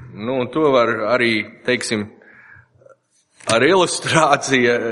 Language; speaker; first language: Latvian; non-native, learner; English